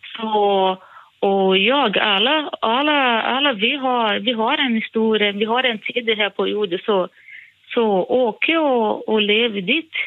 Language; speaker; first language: Swedish; non-native, fluent; Portuguese